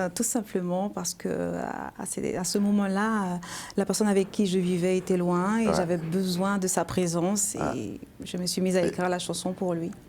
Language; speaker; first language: French; native; French